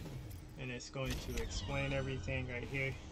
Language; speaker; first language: English; native; English